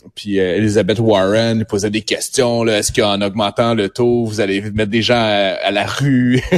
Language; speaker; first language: French; native; French